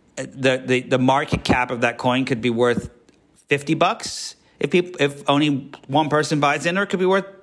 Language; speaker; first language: English; native; English